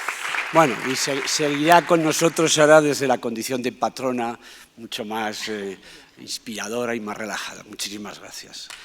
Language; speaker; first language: Spanish; native; Spanish